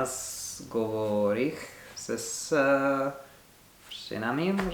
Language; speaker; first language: Bulgarian; non-native, learner; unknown